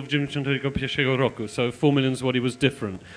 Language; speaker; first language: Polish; non-native, learner; English